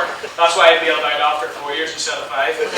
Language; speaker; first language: English; native; English